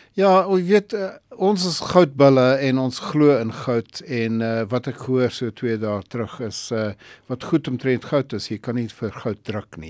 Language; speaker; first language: Afrikaans; non-native, local second language; English